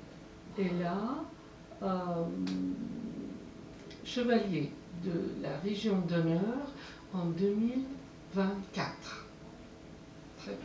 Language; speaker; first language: French; non-native, fluent; Persian